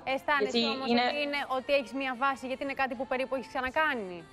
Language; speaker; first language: Greek; native; Greek